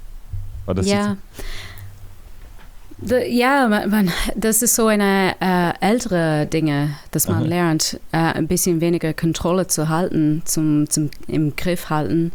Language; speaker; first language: German; non-native, learner; English